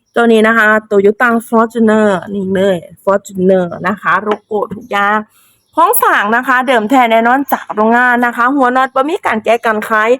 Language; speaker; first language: Thai; native; Thai